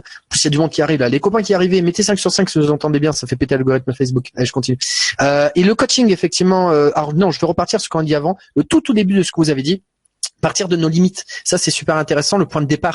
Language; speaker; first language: French; native; French